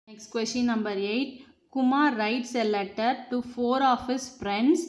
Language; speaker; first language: English; non-native, local second language; Tamil